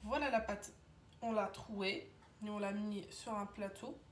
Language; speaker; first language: French; non-native, local second language; Arabic